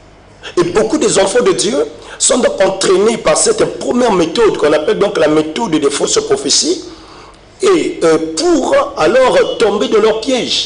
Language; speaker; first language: French; non-native, local second language; Lingala